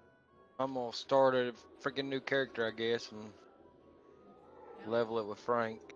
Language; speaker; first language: English; native; English